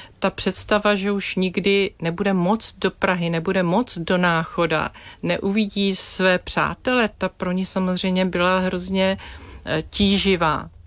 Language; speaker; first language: Czech; native; Czech